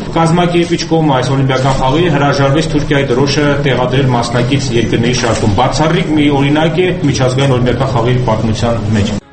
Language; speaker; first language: Armenian; native; Armenian